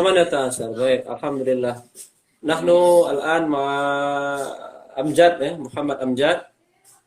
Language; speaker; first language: Arabic; non-native, fluent; Indonesian